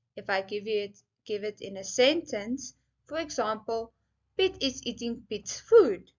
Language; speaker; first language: English; non-native, local second language; Afrikaans